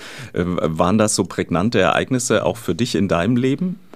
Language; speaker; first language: German; native; German